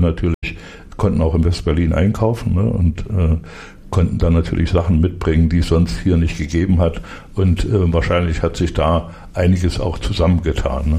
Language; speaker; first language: German; native; German